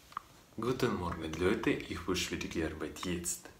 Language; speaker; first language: German; non-native, learner; Russian